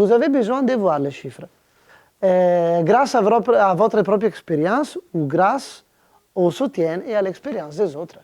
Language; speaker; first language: French; non-native, fluent; Italian